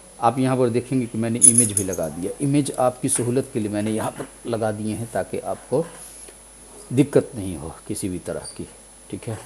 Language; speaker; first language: Urdu; native; Urdu